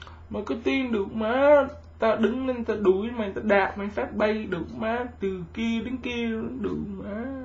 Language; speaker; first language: Vietnamese; early bilingual, other home language; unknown